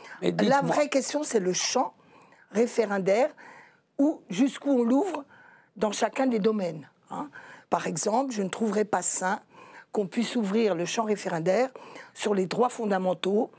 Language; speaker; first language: French; native; French